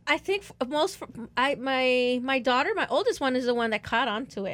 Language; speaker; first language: English; early bilingual, other home language; Spanish